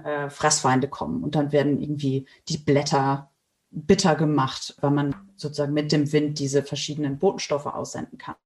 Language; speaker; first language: German; native; German